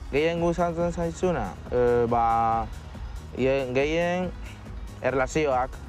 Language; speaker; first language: Basque; non-native, local second language; Spanish